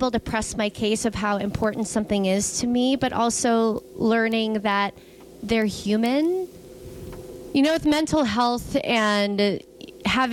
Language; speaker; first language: English; native; English